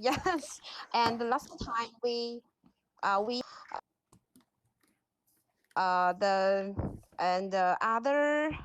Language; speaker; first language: English; non-native, learner; Chinese